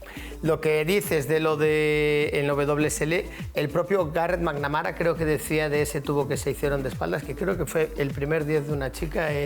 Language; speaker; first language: Spanish; native; Spanish